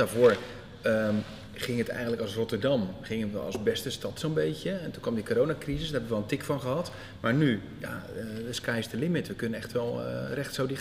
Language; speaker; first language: Dutch; native; Dutch